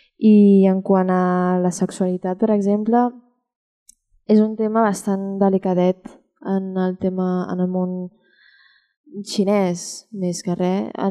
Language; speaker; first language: Catalan; early bilingual, other home language; Chinese